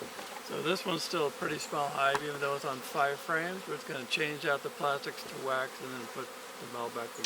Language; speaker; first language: English; native; English